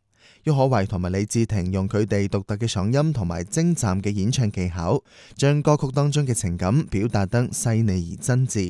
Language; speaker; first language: Chinese; non-native, local second language; Cantonese